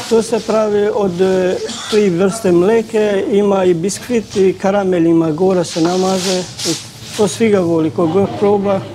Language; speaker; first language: Croatian; non-native, fluent; Albanian